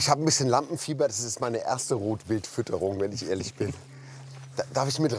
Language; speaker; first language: German; native; German